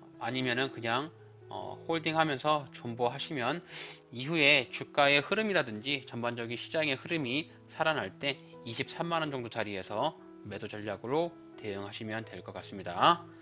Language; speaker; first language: Korean; native; Korean